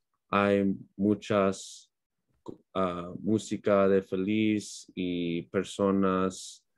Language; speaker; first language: Spanish; non-native, learner; English